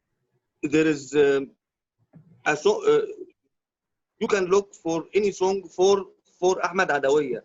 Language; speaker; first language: English; non-native, learner; Arabic